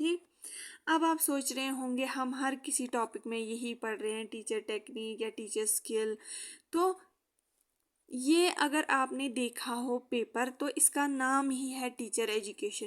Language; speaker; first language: Hindi; native; Hindi